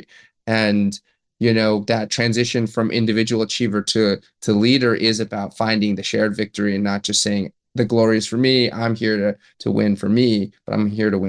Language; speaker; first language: English; native; English